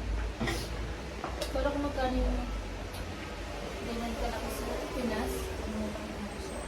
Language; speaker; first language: Filipino; native; Filipino